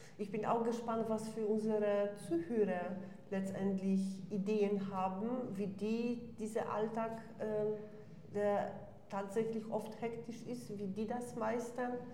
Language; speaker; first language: German; non-native, fluent; Polish